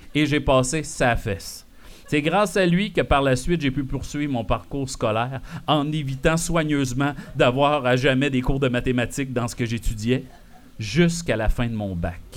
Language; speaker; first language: French; native; French